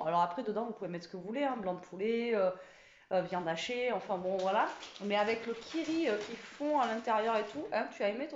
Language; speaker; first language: French; native; French